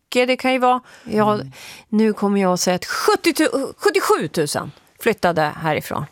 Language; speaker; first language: Swedish; native; Swedish